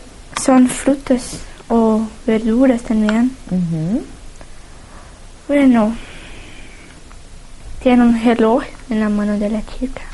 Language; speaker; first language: Spanish; non-native, learner; Portuguese